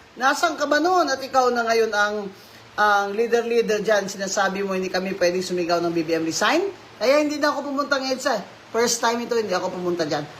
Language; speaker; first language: Filipino; non-native, local second language; Hiligaynon